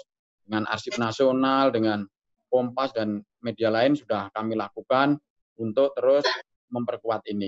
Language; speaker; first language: Indonesian; native; Indonesian